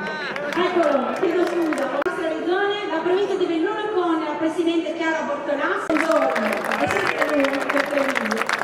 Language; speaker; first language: Italian; native; Italian